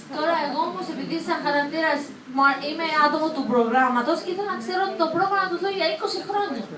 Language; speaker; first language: Greek; native; Greek